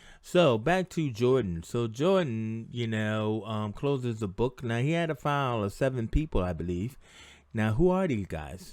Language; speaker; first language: English; native; English